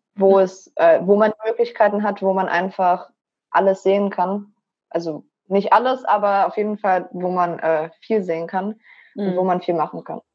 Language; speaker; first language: German; native; German